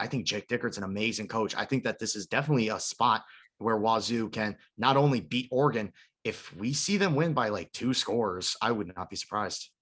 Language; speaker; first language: English; native; English